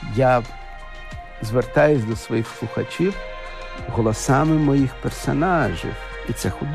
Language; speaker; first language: Ukrainian; non-native, local second language; Russian